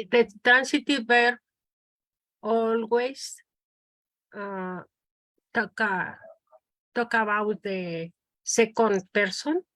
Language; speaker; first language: English; non-native, learner; Spanish